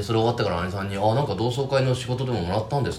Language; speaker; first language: Japanese; native; Japanese